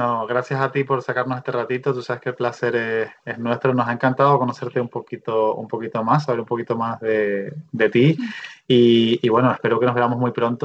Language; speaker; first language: Spanish; native; Spanish